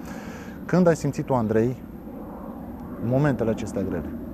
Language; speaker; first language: Romanian; native; Romanian